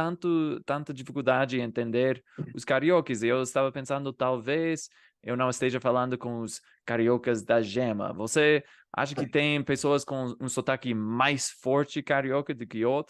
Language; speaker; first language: Portuguese; non-native, fluent; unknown